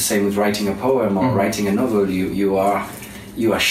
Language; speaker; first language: English; non-native, fluent; Spanish